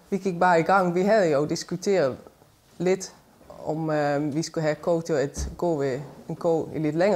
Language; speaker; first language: Danish; non-native, fluent; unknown